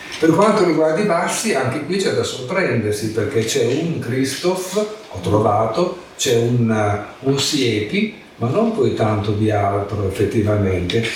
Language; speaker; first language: Italian; native; Italian